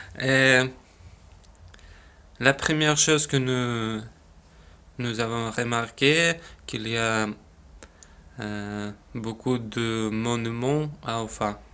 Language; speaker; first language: French; non-native, learner; Russian